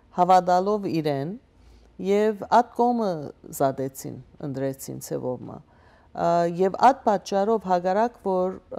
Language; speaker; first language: Armenian; early bilingual, heritage; Armenian